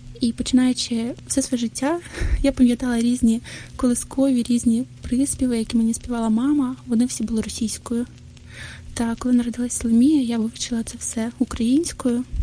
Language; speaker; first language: Ukrainian; non-native, local second language; Russian